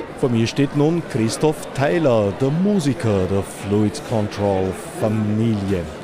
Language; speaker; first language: German; native; German